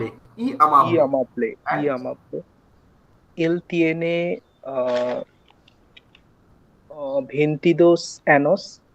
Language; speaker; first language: Spanish; non-native, learner; Bangla